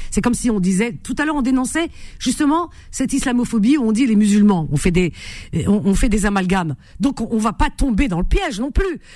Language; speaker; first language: French; native; French